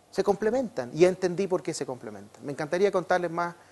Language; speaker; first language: Spanish; native; Spanish